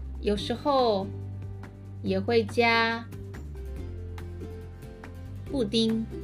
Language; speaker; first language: Chinese; early bilingual, heritage; Chinese